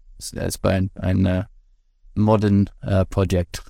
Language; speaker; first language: German; non-native, learner; English